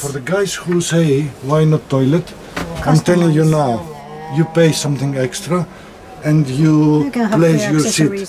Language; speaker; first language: English; non-native, learner; Greek